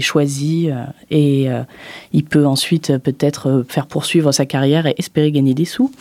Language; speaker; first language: French; native; French